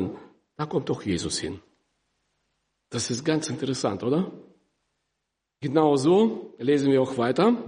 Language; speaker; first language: German; non-native, fluent; Russian